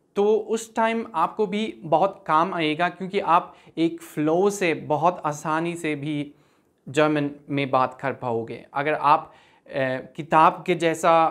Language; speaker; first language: Hindi; non-native, fluent; German